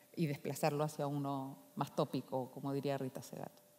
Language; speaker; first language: Spanish; native; Spanish